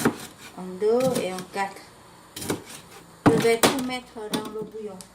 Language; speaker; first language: French; non-native, learner; Vietnamese